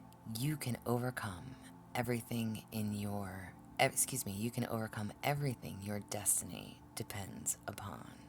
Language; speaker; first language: English; native; English